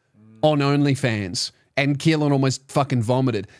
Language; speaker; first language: English; native; English